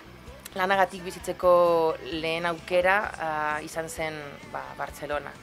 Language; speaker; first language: Basque; non-native, local second language; Spanish